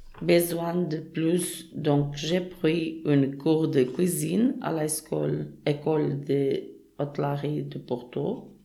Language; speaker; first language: French; non-native, learner; Portuguese